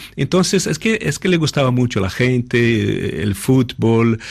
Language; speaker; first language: Spanish; non-native, fluent; Portuguese